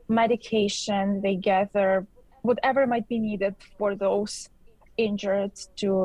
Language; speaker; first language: English; non-native, fluent; Ukrainian